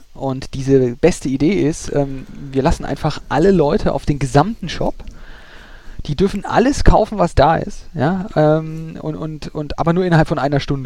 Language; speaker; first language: German; native; German